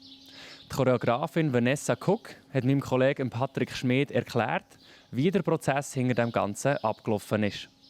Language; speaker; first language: German; native; German